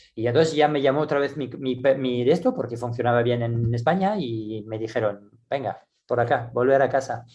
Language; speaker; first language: Spanish; non-native, fluent; French